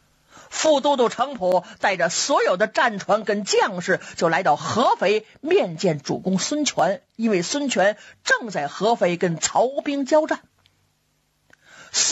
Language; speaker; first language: Chinese; native; Chinese